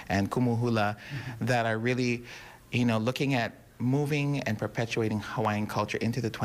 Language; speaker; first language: English; native; English